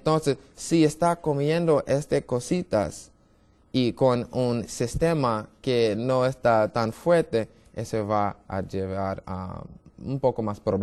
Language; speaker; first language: Spanish; non-native, learner; English